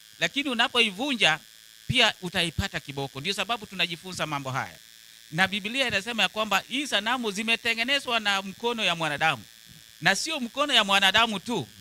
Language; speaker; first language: Swahili; non-native, local second language; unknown